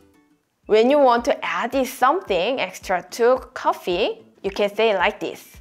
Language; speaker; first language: English; non-native, fluent; Korean